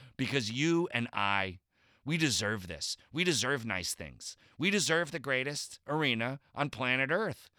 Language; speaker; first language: English; native; English